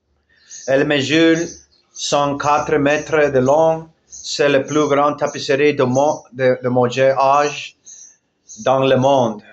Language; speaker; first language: French; non-native, learner; Spanish